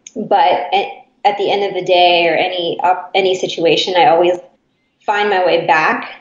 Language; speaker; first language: English; native; English